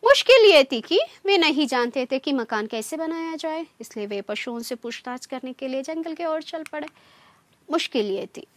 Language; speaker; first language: Hindi; non-native, local second language; Kannada